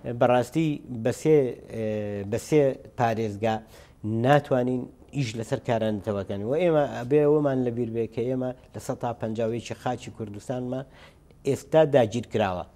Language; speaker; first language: Central Kurdish; native; Central Kurdish